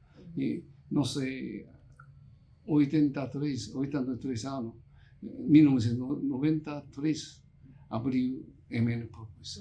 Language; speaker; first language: Portuguese; non-native, learner; Japanese